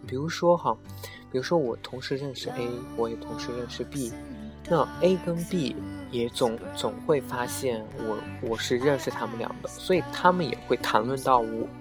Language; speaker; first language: Chinese; native; Chinese